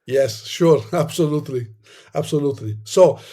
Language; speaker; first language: English; non-native, fluent; Italian